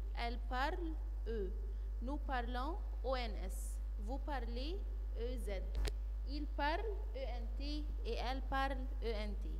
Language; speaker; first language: French; non-native, fluent; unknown